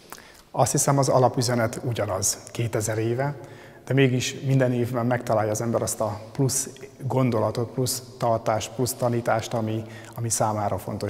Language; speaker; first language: Hungarian; native; Hungarian